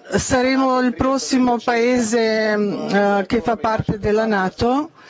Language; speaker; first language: Italian; non-native, fluent; Macedonian